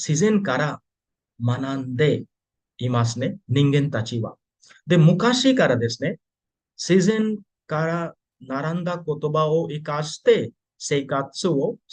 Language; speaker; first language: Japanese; non-native, fluent; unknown